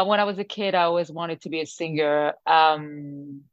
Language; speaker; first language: English; non-native, fluent; French